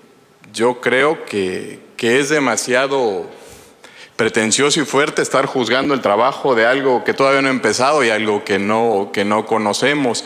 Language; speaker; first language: Spanish; native; Spanish